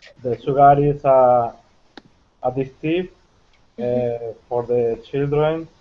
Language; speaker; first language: English; non-native, learner; Spanish